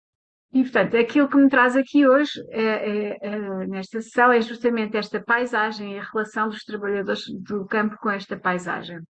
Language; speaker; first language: Portuguese; native; Portuguese